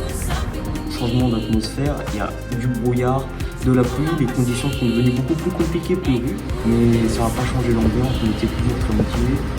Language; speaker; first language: French; native; French